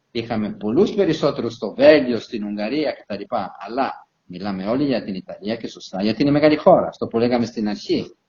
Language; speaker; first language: Greek; non-native, fluent; Italian